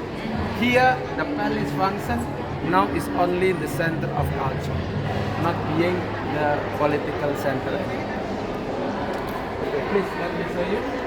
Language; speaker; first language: English; non-native, learner; Indonesian